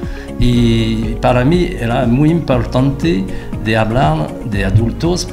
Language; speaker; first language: Spanish; non-native, fluent; French